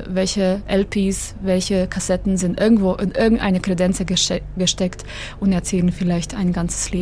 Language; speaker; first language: German; non-native, fluent; Croatian